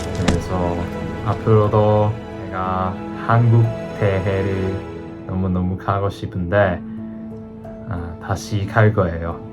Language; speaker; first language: Korean; non-native, learner; Cantonese